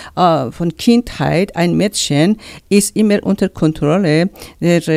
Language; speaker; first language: German; non-native, learner; Persian